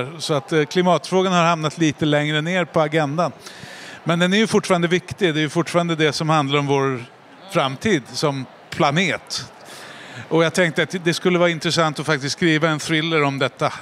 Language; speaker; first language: Swedish; native; Swedish